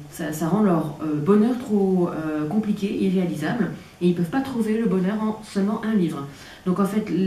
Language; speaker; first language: French; native; French